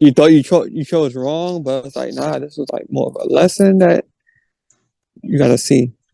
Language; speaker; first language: English; native; English